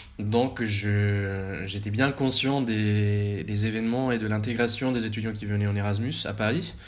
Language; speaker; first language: French; early bilingual, heritage; French